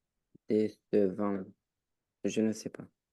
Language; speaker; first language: French; non-native, learner; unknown